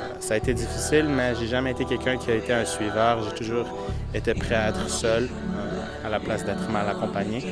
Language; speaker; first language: French; early bilingual, other home language; Portuguese